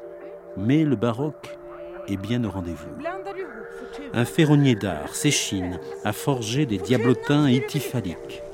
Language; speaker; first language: French; native; French